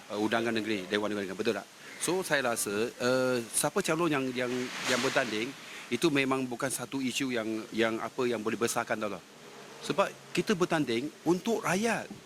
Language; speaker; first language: Malay; non-native, local second language; Chinese